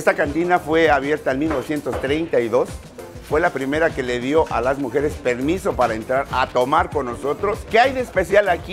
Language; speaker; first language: Spanish; native; Spanish